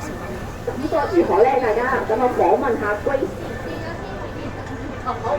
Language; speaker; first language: Cantonese; native; Cantonese